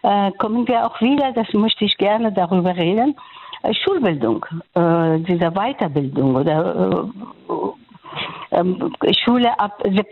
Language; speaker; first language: German; non-native, learner; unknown